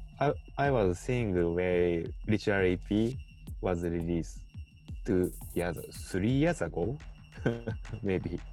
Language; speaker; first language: English; non-native, learner; Japanese